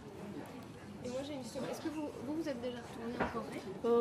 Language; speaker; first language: French; native; French